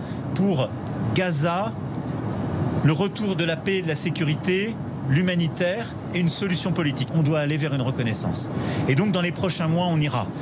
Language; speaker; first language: French; native; French